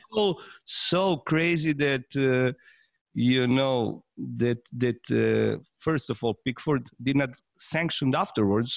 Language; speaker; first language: English; non-native, fluent; Serbian